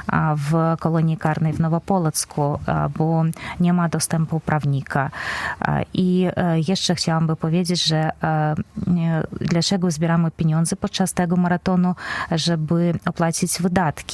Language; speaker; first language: Polish; non-native, fluent; Belarusian